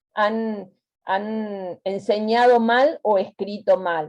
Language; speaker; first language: Spanish; native; Spanish